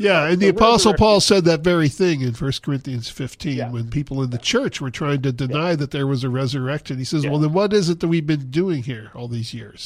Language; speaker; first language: English; native; English